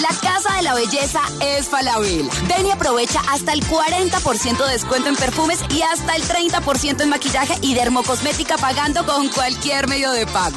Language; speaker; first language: Spanish; native; Spanish